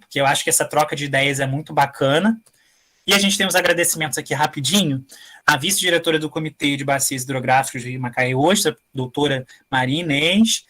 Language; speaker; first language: Portuguese; native; Portuguese